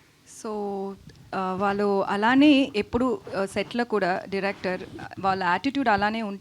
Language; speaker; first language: Telugu; non-native, learner; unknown